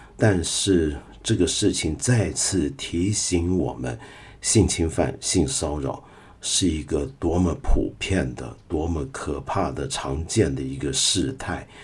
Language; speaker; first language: Chinese; non-native, local second language; Cantonese